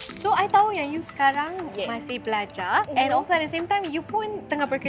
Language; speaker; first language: Malay; native; Malay